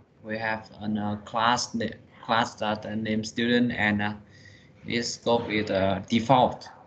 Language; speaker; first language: English; non-native, learner; Vietnamese